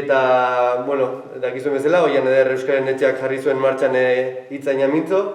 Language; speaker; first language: Basque; native; Basque